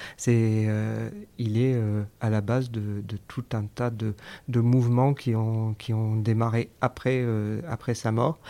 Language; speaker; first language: French; native; French